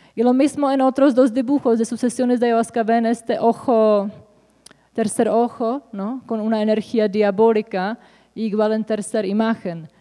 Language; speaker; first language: Spanish; non-native, fluent; Czech